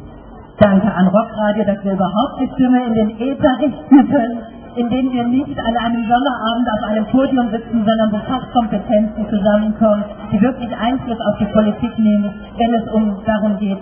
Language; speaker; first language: German; native; German